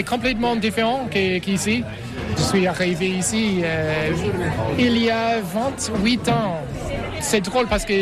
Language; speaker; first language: French; non-native, fluent; English